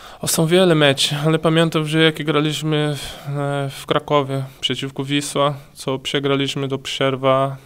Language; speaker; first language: Polish; non-native, learner; Portuguese